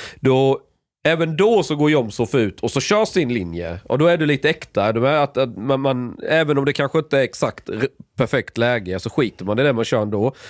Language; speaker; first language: Swedish; native; Swedish